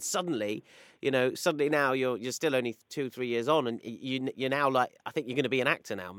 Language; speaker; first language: English; native; English